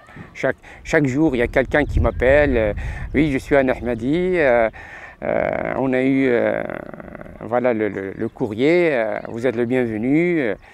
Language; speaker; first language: French; non-native, local second language; Arabic